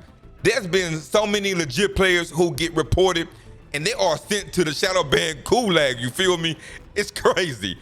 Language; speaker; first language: English; native; English